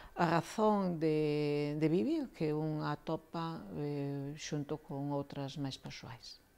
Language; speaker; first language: Galician; non-native, local second language; Spanish